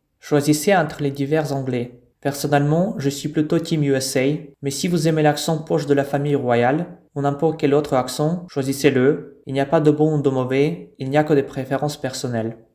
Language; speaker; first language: French; non-native, fluent; Russian